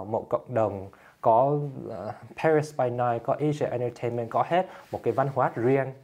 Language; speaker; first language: Vietnamese; early bilingual, heritage; Vietnamese